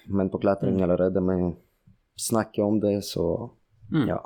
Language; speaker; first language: Norwegian; non-native, fluent; Russian